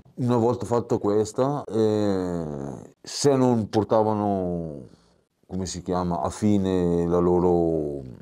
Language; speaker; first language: Italian; native; Italian